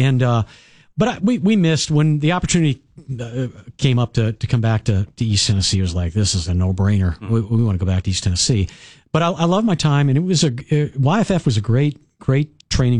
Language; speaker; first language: English; native; English